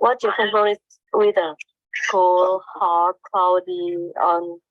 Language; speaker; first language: English; non-native, learner; Indonesian